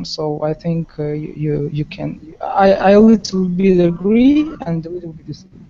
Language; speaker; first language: English; non-native, learner; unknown